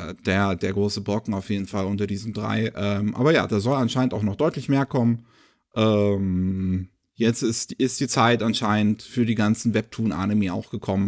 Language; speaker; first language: German; native; German